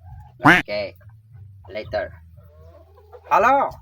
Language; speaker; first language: English; non-native, learner; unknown